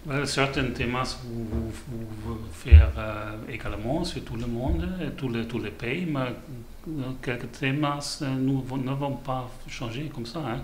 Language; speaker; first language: French; non-native, learner; German